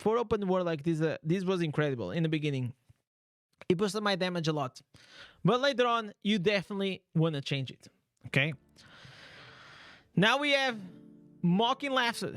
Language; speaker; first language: English; non-native, fluent; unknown